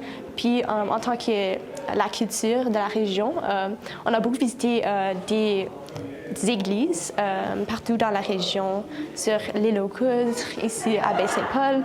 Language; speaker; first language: French; non-native, learner; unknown